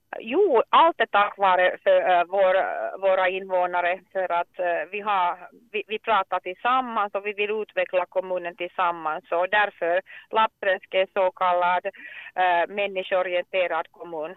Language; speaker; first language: Swedish; non-native, local second language; Finnish